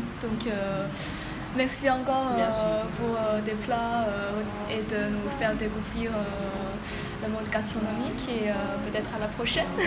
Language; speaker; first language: French; non-native, fluent; Chinese